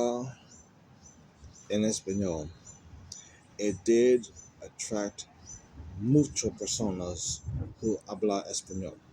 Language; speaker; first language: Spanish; non-native, learner; English